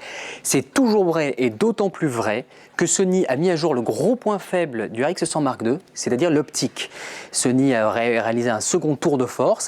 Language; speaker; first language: French; native; French